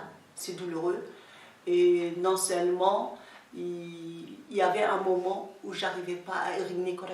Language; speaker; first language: French; non-native, local second language; Somali